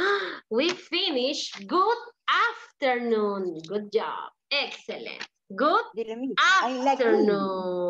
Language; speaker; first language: English; non-native, learner; Spanish